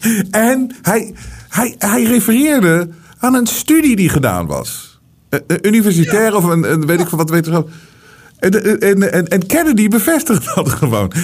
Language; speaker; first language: Dutch; native; Dutch